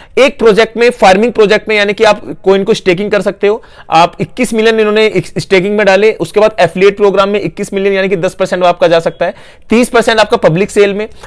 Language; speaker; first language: Hindi; native; Hindi